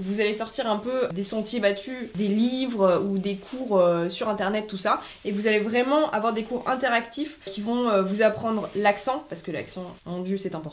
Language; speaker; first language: French; native; French